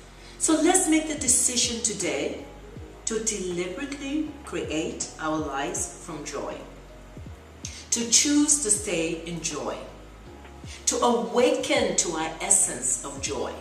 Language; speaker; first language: English; native; English